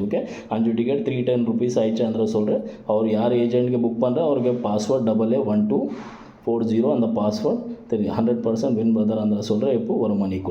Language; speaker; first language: Tamil; non-native, learner; Kannada